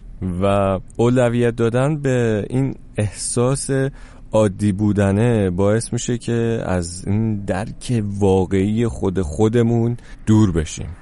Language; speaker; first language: Persian; native; Persian